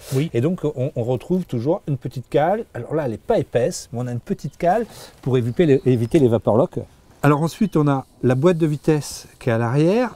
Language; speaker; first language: French; native; French